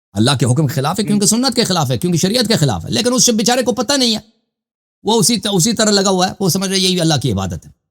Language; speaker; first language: Urdu; native; Urdu